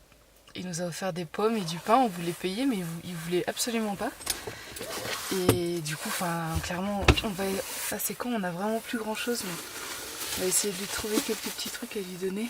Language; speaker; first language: French; native; French